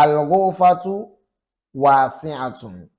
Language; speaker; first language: Arabic; non-native, fluent; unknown